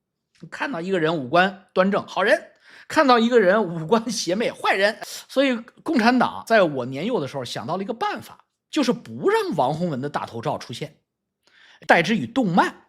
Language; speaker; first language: Chinese; native; Chinese